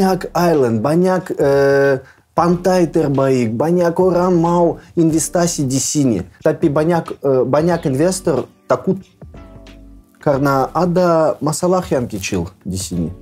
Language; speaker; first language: Indonesian; non-native, learner; Russian